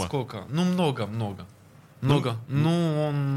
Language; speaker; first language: Russian; early bilingual, heritage; Russian